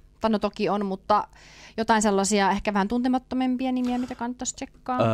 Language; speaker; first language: Finnish; native; Finnish